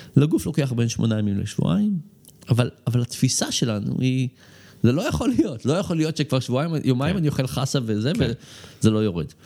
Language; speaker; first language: Hebrew; early bilingual, other home language; English